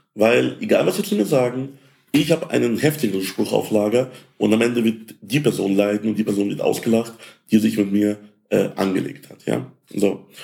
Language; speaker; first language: German; early bilingual, other home language; Ukrainian